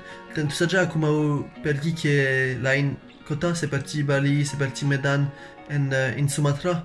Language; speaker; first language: Indonesian; non-native, learner; French